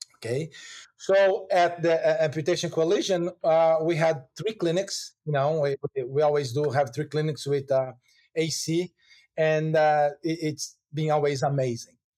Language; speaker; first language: English; non-native, fluent; Portuguese